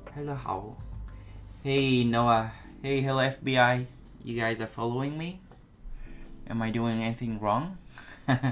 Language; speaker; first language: English; non-native, fluent; Vietnamese